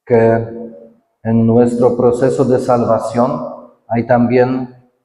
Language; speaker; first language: Spanish; non-native, fluent; Polish